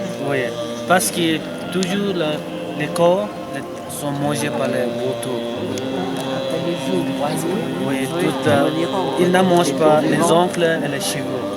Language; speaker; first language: French; non-native, learner; Tibetan